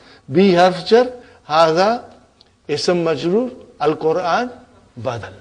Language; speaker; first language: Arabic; non-native, fluent; Urdu